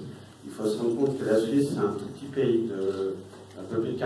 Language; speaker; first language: French; native; French